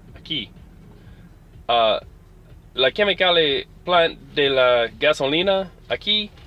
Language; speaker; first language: Spanish; non-native, learner; English